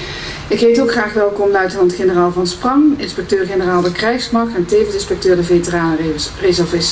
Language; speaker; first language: Dutch; native; Dutch